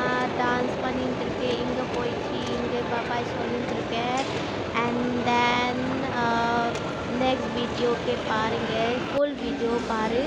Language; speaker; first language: Tamil; non-native, learner; Hindi